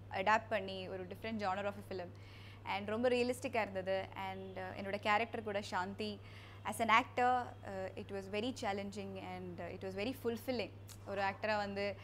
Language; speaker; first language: Tamil; non-native, local second language; Malayalam